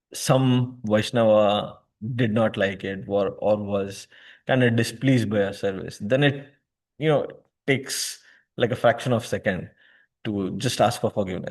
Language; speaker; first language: English; non-native, local second language; Hindi